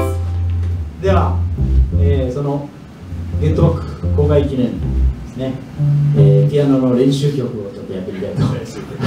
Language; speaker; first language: Japanese; native; Japanese